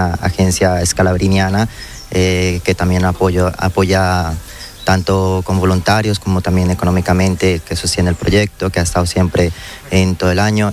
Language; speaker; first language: Spanish; native; Spanish